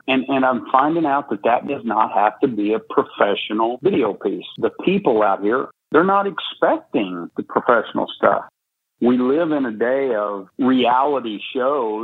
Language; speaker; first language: English; native; English